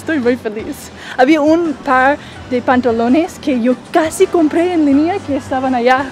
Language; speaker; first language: Spanish; non-native, fluent; English